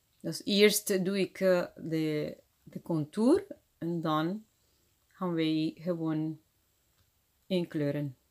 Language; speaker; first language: Dutch; non-native, fluent; Spanish